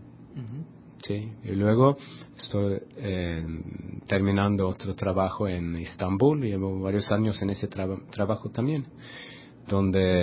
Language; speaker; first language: Spanish; non-native, fluent; Swedish